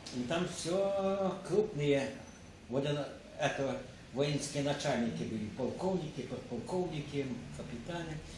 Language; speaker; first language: Russian; non-native, local second language; Ukrainian